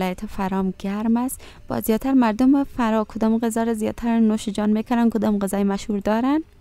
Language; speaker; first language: Persian; native; Persian